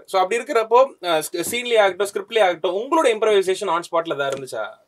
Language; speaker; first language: Tamil; native; Tamil